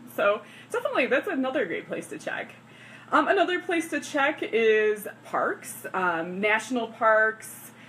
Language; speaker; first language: English; native; English